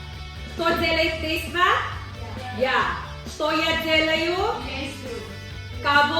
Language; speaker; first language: Russian; non-native, learner; Filipino